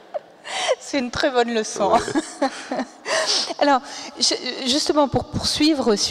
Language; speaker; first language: French; native; French